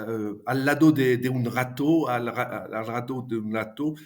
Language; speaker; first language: Spanish; non-native, fluent; French